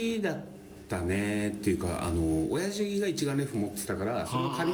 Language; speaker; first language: Japanese; native; Japanese